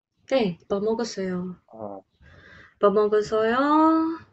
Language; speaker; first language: Korean; non-native, learner; English